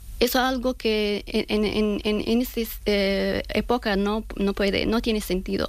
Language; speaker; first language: Spanish; non-native, learner; Persian